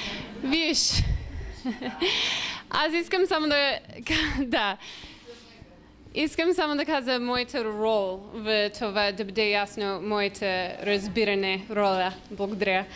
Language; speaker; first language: Bulgarian; non-native, learner; English